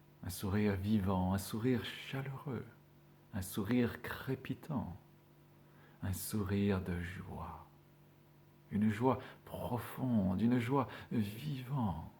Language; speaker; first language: French; native; French